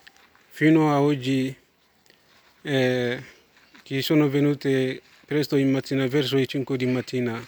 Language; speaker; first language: Italian; non-native, learner; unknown